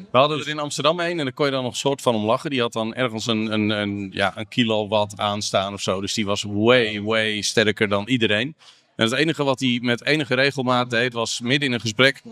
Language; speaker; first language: Dutch; native; Dutch